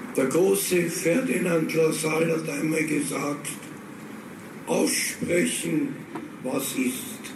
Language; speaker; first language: German; native; German